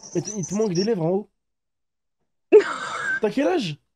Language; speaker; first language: French; native; French